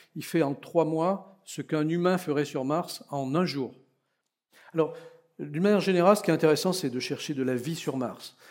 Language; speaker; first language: French; native; French